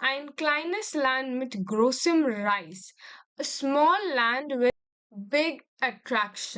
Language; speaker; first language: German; non-native, learner; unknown